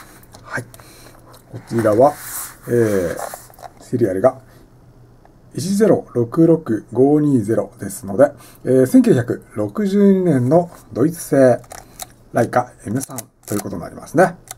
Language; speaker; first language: Japanese; native; Japanese